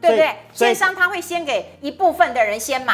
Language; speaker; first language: Chinese; native; Chinese